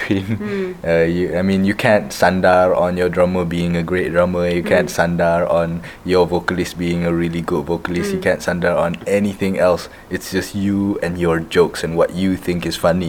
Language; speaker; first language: English; non-native, local second language; Malay